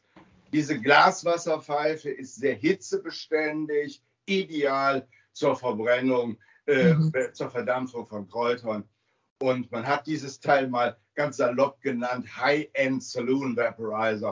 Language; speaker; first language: German; native; German